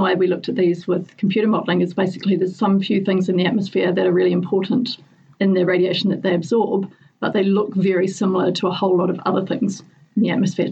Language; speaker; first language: English; native; English